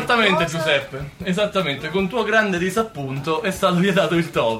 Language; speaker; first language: Italian; native; Italian